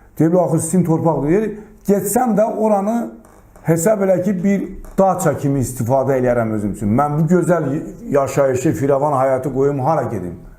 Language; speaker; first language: Azerbaijani; native; Azerbaijani